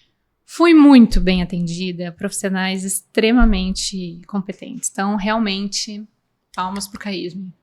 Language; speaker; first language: Portuguese; native; Portuguese